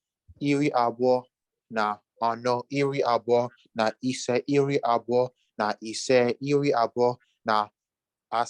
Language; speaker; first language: Igbo; non-native, local second language; English